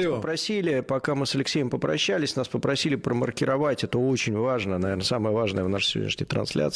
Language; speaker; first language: Russian; native; Russian